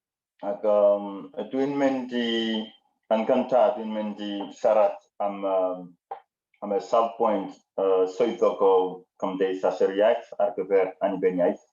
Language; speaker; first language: Welsh; non-native, learner; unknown